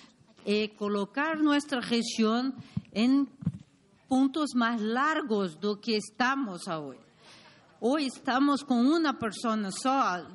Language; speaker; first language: Spanish; non-native, learner; Portuguese